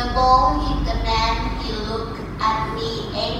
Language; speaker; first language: English; non-native, learner; Vietnamese